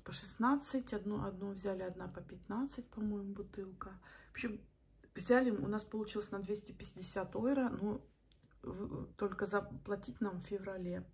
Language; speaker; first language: Russian; native; Russian